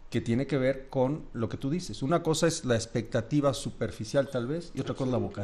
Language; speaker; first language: Spanish; native; Spanish